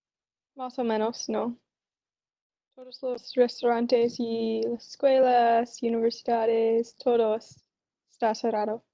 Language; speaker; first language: Spanish; non-native, learner; English